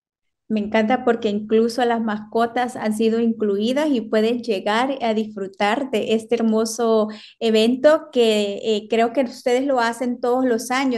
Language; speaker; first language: Spanish; native; Spanish